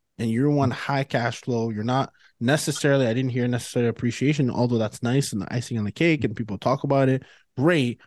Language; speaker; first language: English; native; English